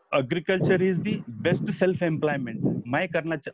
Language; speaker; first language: Hindi; non-native, local second language; Telugu